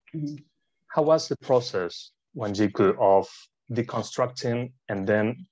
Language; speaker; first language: English; non-native, fluent; Spanish